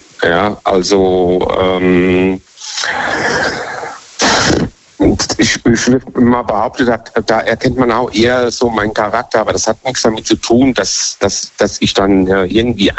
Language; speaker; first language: German; native; German